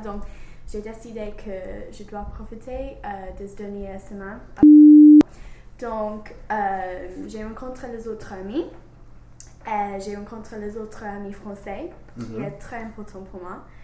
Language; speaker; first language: French; non-native, learner; English